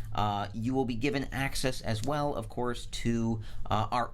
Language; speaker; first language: English; native; English